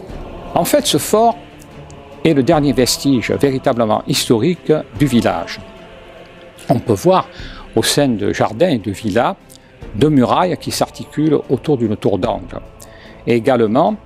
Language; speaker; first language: French; native; French